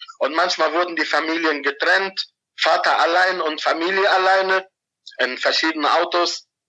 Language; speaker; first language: German; non-native, fluent; Arabic